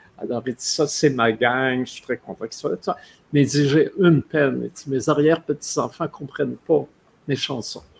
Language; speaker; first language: French; native; French